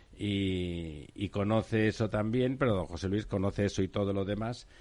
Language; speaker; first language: Spanish; native; Spanish